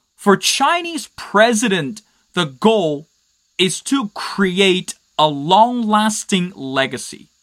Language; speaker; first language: English; non-native, fluent; Chinese